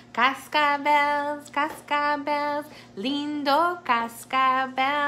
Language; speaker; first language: Spanish; non-native, learner; English